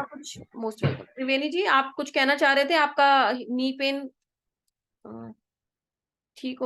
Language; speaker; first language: Hindi; native; Hindi